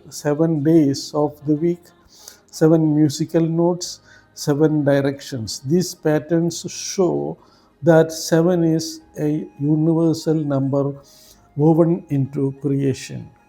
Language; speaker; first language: English; non-native, local second language; Malayalam